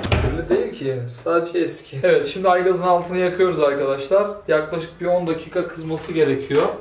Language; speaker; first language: Turkish; native; Turkish